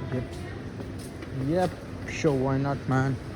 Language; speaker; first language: English; non-native, local second language; Hindi